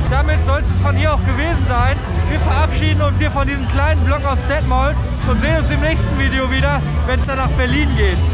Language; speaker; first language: German; native; German